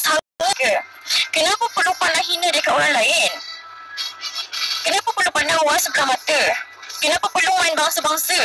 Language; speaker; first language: Malay; native; Malay